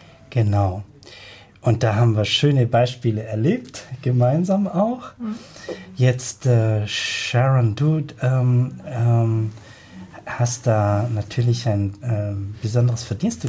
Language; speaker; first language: German; native; German